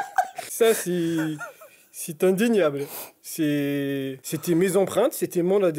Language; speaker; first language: French; native; French